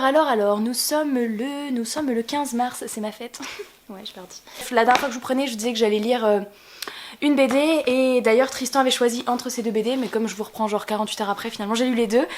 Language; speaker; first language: French; native; French